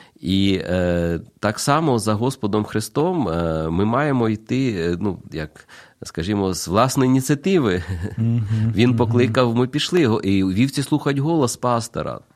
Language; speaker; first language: Ukrainian; native; Ukrainian